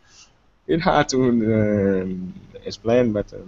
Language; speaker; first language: English; non-native, learner; Vietnamese